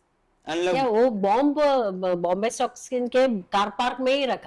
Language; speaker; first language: Hindi; non-native, local second language; Malayalam